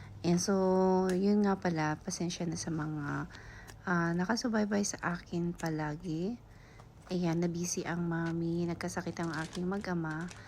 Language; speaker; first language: Filipino; native; Filipino